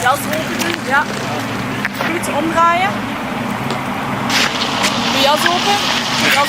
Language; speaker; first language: Dutch; native; Dutch